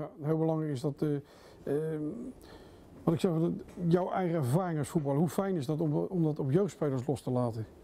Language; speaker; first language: Dutch; native; Dutch